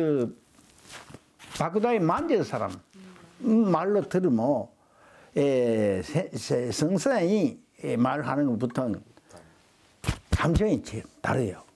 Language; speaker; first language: Korean; early bilingual, heritage; Korean